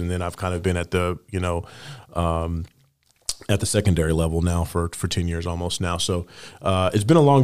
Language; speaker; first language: English; native; English